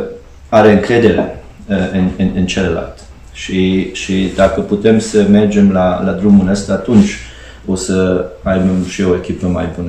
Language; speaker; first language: Romanian; non-native, fluent; Hungarian